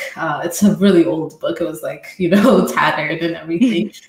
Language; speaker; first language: English; non-native, fluent; Amharic